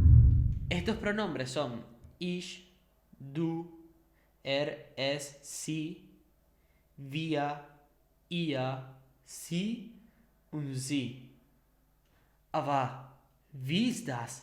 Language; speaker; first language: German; non-native, learner; Spanish